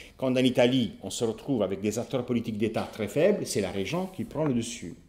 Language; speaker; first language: French; non-native, fluent; Italian